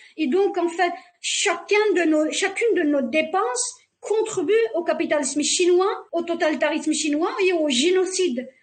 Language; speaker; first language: French; non-native, fluent; Uyghur